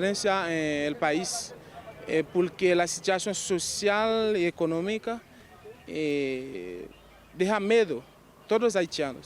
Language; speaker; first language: Spanish; non-native, local second language; Haitian Creole